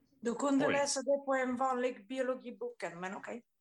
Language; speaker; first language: Swedish; non-native, fluent; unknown